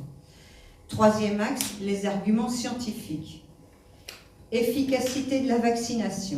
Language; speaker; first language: French; native; French